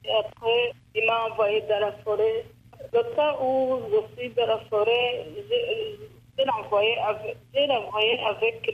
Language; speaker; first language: French; non-native, learner; Rundi